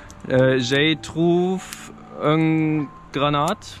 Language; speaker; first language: French; non-native, learner; German